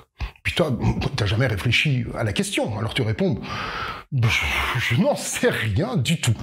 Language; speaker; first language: French; native; French